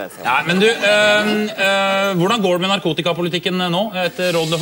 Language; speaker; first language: Norwegian; native; Norwegian